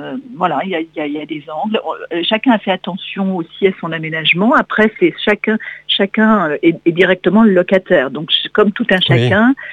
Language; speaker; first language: French; native; French